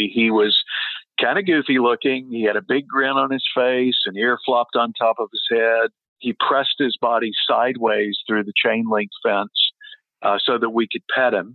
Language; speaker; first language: English; native; English